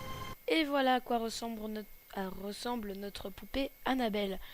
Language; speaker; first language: French; native; French